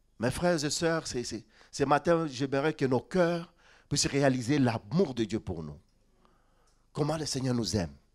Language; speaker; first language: French; non-native, local second language; Lingala